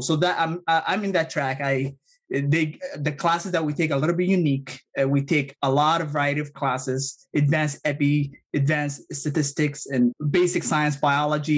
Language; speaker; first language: English; non-native, fluent; Somali